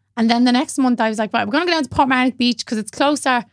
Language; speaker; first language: English; native; English